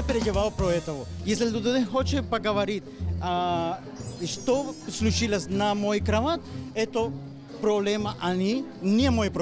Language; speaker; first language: Ukrainian; non-native, learner; Spanish